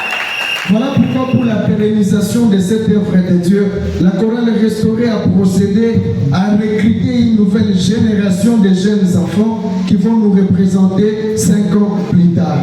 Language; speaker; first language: French; non-native, local second language; Luba-Lulua